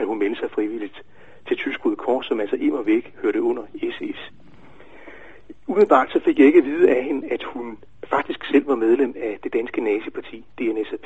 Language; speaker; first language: Danish; native; Danish